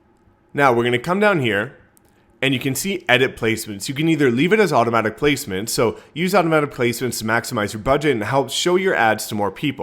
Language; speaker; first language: English; native; English